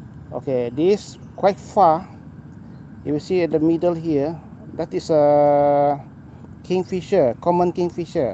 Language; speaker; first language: English; non-native, local second language; Malay